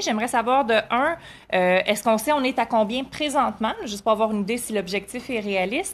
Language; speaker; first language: French; native; French